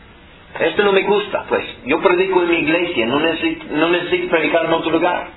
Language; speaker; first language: Spanish; non-native, fluent; English